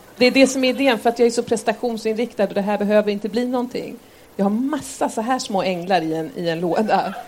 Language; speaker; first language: Swedish; native; Swedish